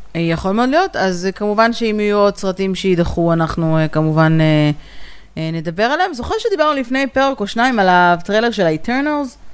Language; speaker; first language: Hebrew; native; Hebrew